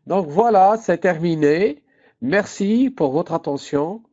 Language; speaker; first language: French; non-native, local second language; Arabic